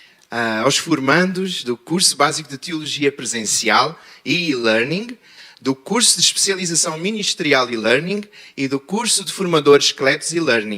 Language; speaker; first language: Portuguese; native; Portuguese